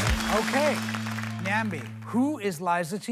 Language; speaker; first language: English; native; English